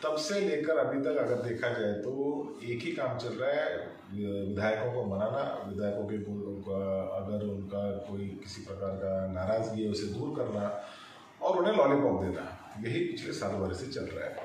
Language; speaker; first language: Hindi; non-native, local second language; Marathi